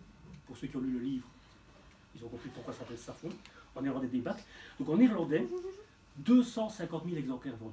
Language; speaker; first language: French; native; French